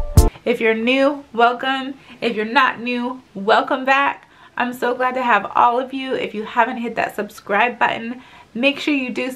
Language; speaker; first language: English; native; English